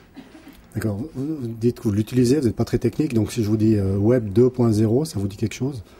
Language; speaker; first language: French; native; French